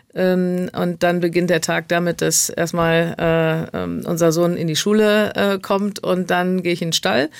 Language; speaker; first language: German; native; German